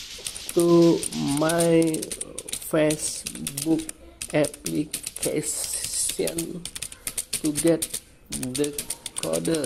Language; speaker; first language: English; non-native, learner; Indonesian